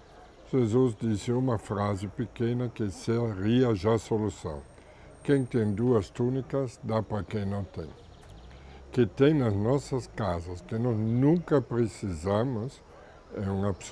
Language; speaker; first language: Portuguese; non-native, fluent; German